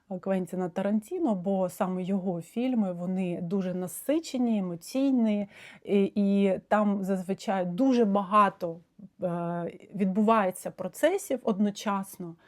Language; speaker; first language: Ukrainian; non-native, local second language; Russian